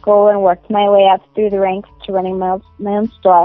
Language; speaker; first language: English; native; English